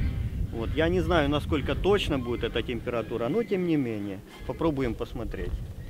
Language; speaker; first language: Russian; native; Russian